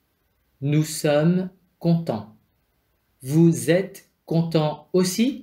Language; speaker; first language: French; non-native, fluent; Vietnamese